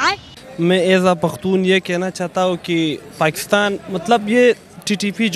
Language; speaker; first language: Hindi; non-native, local second language; Pashto